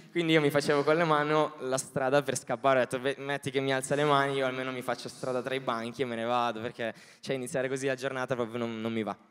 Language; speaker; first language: Italian; native; Italian